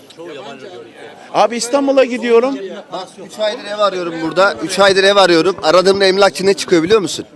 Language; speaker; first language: Turkish; native; Turkish